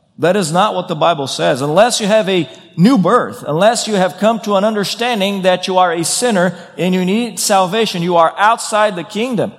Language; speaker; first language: English; non-native, fluent; Portuguese